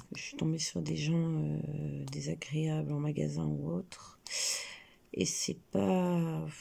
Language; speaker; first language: French; native; French